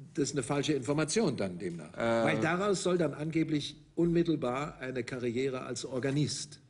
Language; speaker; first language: German; native; German